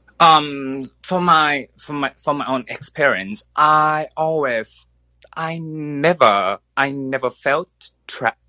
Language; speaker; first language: English; non-native, fluent; Thai